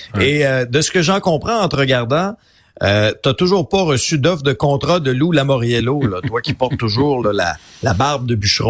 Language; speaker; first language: French; native; French